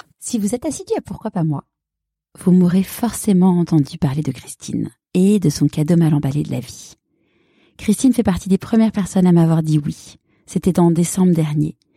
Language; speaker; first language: French; native; French